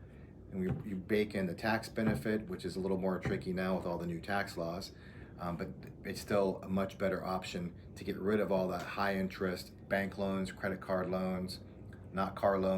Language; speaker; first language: English; native; English